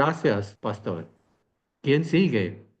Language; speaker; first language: Spanish; non-native, fluent; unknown